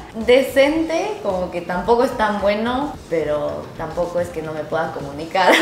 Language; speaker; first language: Spanish; early bilingual, other home language; Korean